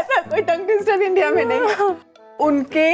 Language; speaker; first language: Hindi; native; Hindi